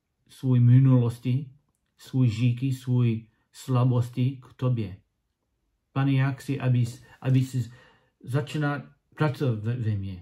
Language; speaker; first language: Czech; non-native, learner; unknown